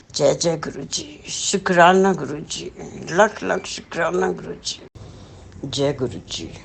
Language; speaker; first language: Hindi; non-native, local second language; Punjabi